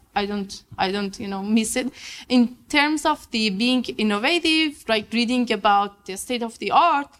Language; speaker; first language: English; non-native, fluent; Persian